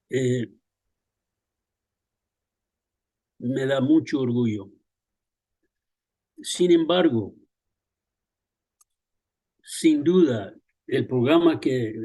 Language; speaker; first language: Spanish; early bilingual, other home language; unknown